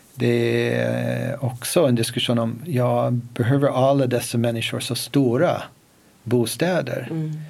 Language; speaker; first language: Swedish; non-native, fluent; English